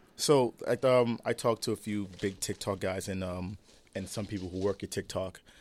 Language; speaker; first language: English; early bilingual, other home language; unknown